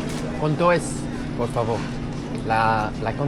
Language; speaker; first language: Spanish; non-native, learner; French